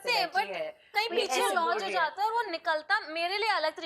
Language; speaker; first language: Hindi; native; Hindi